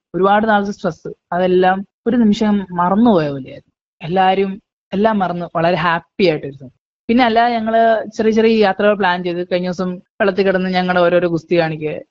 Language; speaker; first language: Malayalam; native; Malayalam